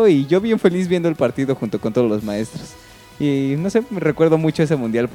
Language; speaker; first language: Spanish; native; Spanish